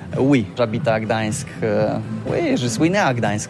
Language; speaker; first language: French; non-native, learner; Polish